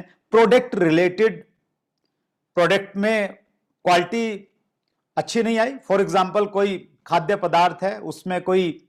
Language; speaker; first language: Hindi; native; Hindi